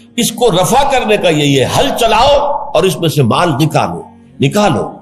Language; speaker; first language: Urdu; native; Urdu